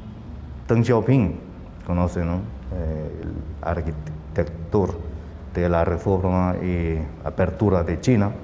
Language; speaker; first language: Spanish; non-native, fluent; Chinese